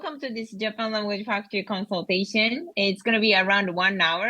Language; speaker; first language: English; non-native, learner; Japanese